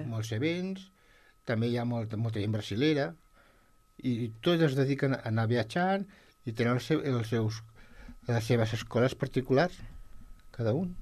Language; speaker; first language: Catalan; non-native, local second language; Spanish